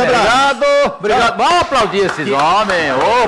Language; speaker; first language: Portuguese; native; Portuguese